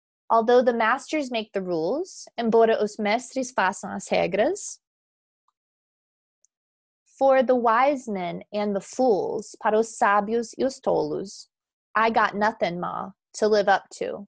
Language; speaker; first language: English; native; English